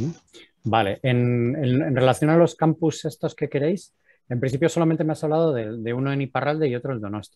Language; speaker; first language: Spanish; native; Spanish